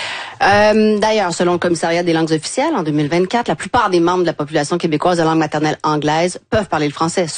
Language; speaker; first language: French; native; French